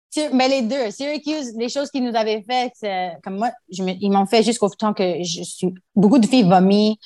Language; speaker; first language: French; non-native, local second language; English